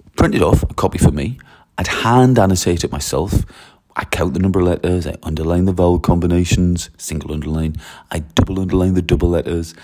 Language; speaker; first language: English; native; English